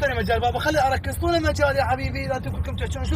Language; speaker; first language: Arabic; native; Arabic